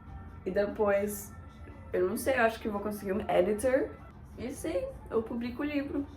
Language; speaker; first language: Portuguese; non-native, fluent; Spanish